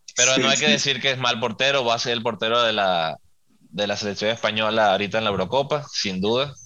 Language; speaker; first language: Spanish; native; Spanish